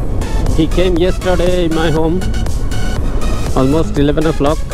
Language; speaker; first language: English; non-native, learner; Bangla